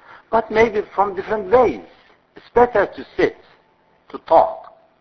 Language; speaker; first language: English; non-native, fluent; Persian